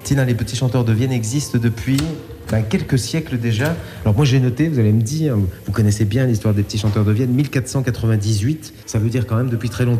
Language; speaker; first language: French; native; French